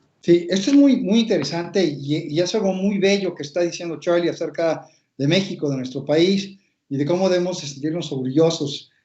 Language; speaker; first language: Spanish; native; Spanish